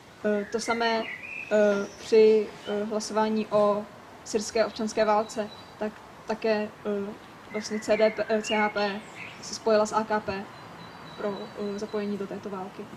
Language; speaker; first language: Czech; native; Czech